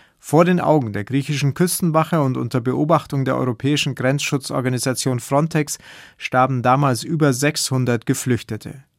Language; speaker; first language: German; native; German